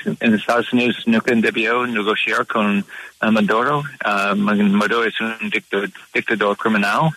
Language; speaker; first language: Spanish; non-native, learner; English